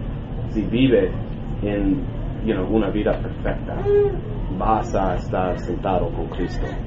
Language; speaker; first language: Spanish; non-native, learner; English